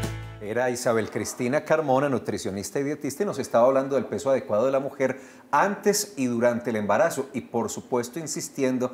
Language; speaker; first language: Spanish; native; Spanish